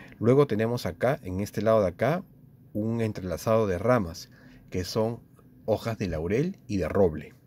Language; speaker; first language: Spanish; native; Spanish